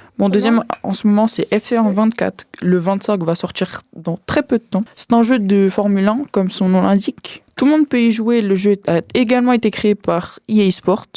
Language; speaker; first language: French; native; French